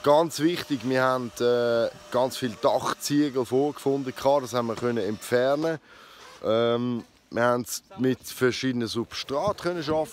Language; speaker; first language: German; native; German